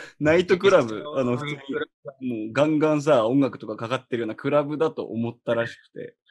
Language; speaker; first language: Japanese; native; Japanese